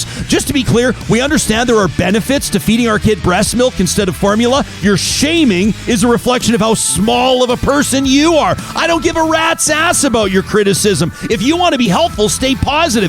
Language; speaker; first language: English; native; English